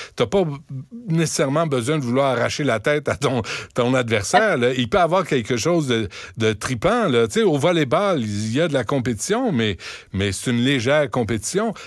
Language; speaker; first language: French; native; French